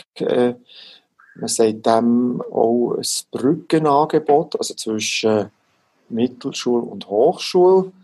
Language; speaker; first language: German; native; German